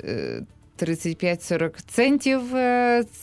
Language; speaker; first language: Ukrainian; native; Ukrainian